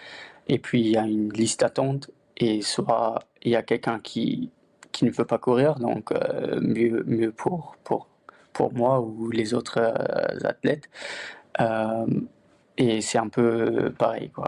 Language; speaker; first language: French; non-native, fluent; Luxembourgish